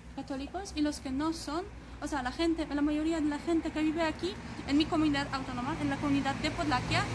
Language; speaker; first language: Spanish; non-native, fluent; Polish